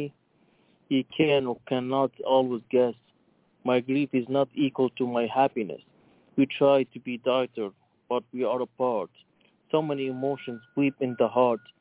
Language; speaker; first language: English; non-native, fluent; Arabic